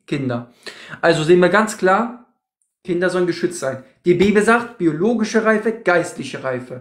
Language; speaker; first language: German; native; German